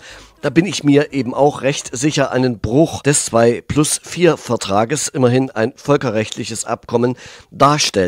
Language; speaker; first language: German; native; German